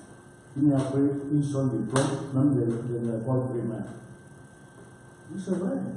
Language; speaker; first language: French; non-native, learner; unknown